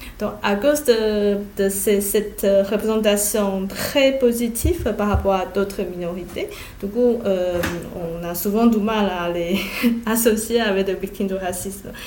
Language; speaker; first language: French; non-native, fluent; Chinese